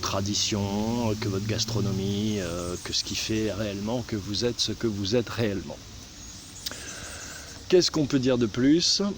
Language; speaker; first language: French; native; French